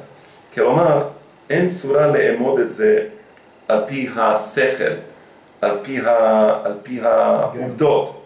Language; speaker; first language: Hebrew; non-native, fluent; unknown